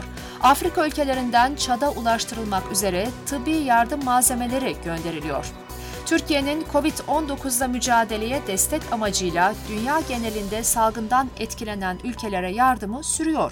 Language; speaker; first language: Turkish; native; Turkish